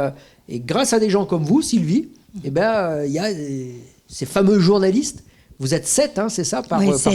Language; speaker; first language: French; native; French